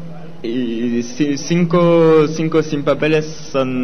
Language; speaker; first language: Spanish; non-native, learner; French